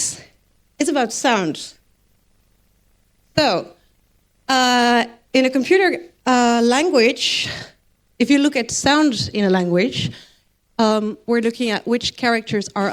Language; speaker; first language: English; non-native, fluent; Dutch